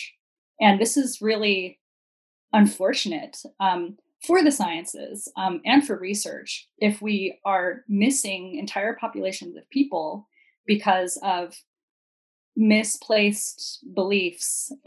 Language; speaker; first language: English; native; English